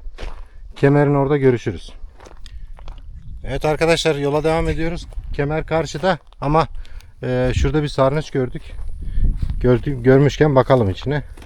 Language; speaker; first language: Turkish; native; Turkish